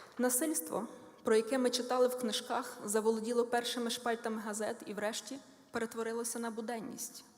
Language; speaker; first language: Ukrainian; native; Ukrainian